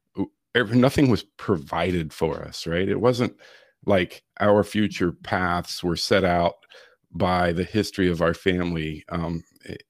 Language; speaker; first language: English; native; English